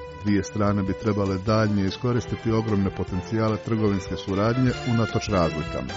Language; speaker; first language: Croatian; native; Croatian